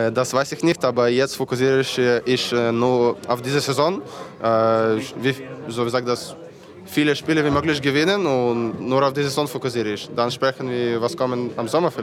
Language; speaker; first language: German; non-native, fluent; Ukrainian